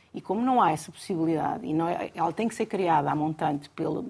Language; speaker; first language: Portuguese; native; Portuguese